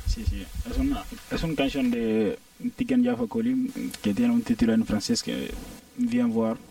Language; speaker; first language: Spanish; non-native, learner; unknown